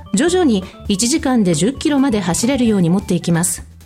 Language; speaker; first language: Japanese; non-native, fluent; English